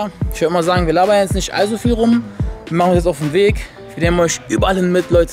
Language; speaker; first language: German; native; German